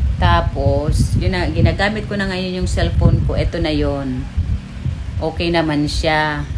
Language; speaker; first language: Filipino; non-native, local second language; Bikol